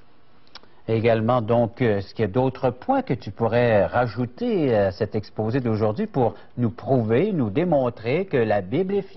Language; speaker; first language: French; native; French